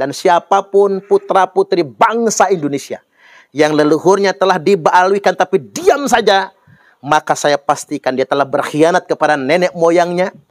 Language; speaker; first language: Indonesian; native; Indonesian